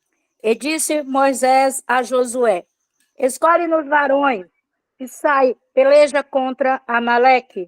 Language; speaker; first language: Portuguese; native; Portuguese